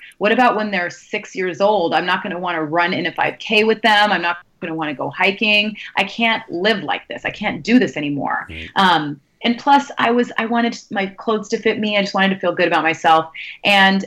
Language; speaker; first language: English; native; English